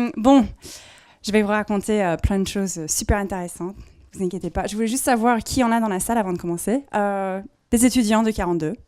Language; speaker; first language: French; non-native, fluent; English